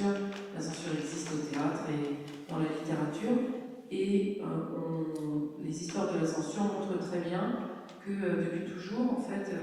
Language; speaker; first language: French; native; French